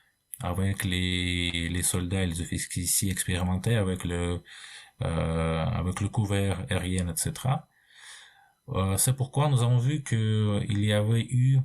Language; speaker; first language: French; non-native, fluent; Russian